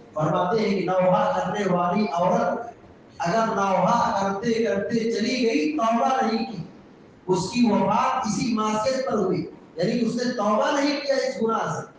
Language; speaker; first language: Urdu; native; Urdu